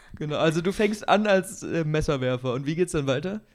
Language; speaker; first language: German; native; German